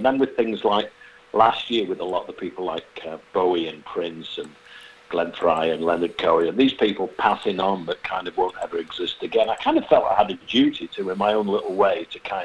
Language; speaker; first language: English; native; English